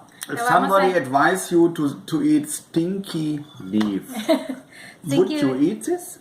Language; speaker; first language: English; non-native, fluent; German